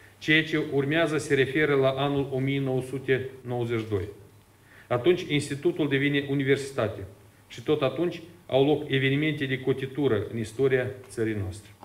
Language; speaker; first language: Romanian; native; Romanian